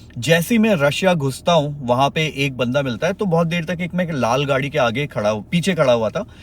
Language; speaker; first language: Hindi; native; Hindi